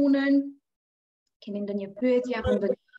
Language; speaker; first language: German; non-native, fluent; Albanian